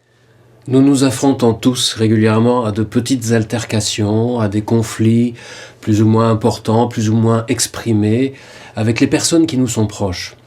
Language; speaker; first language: French; native; French